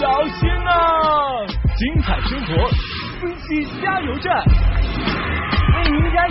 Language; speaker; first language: Chinese; native; Chinese